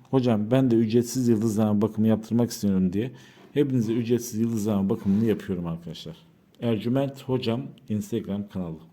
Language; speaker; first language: Turkish; native; Turkish